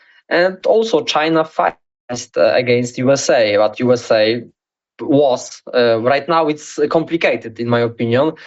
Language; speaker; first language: English; non-native, learner; Polish